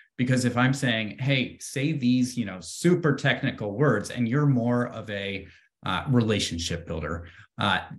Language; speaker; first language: English; native; English